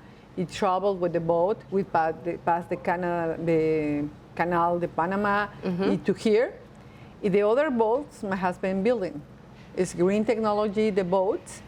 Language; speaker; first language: English; non-native, learner; Spanish